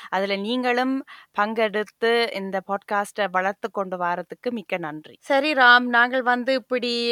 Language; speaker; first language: Tamil; native; Tamil